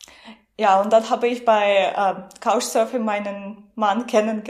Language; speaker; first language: German; non-native, fluent; Russian